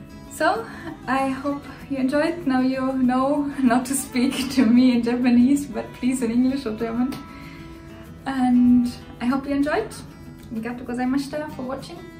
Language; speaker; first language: English; non-native, fluent; German